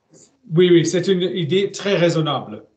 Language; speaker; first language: French; non-native, learner; German